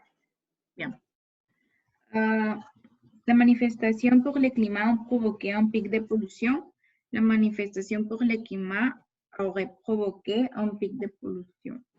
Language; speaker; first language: French; non-native, learner; Spanish